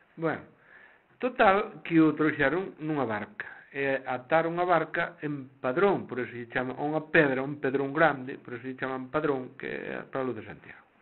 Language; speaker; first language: Galician; native; Galician